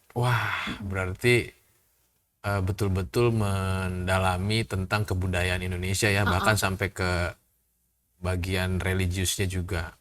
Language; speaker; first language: Indonesian; native; Indonesian